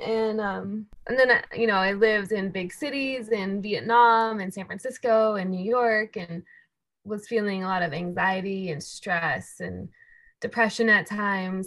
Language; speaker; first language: English; native; English